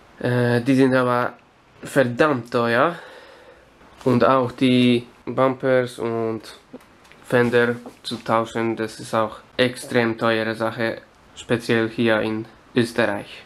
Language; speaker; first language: German; non-native, fluent; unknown